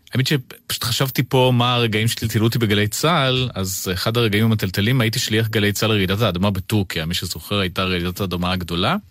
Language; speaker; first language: Hebrew; early bilingual, other home language; Russian